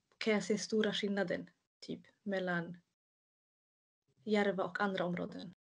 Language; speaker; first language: Swedish; early bilingual, other home language; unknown